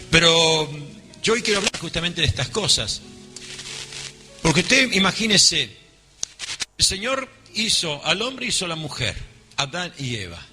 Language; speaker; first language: Spanish; native; Spanish